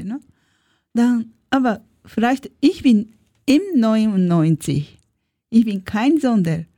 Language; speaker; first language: German; non-native, learner; Japanese